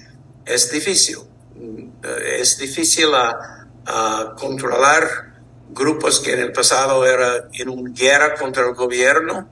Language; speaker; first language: Spanish; non-native, fluent; English